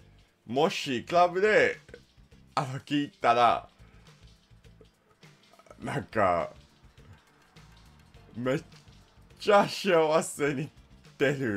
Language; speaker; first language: Japanese; non-native, learner; English